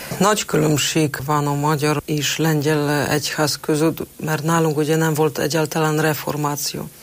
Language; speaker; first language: Hungarian; non-native, fluent; Polish